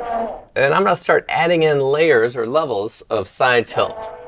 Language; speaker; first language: English; native; English